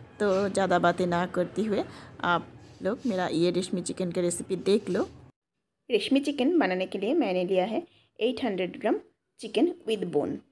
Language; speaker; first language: Hindi; non-native, local second language; Bangla